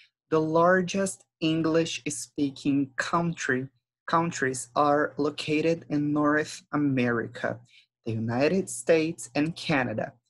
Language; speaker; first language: English; non-native, fluent; Portuguese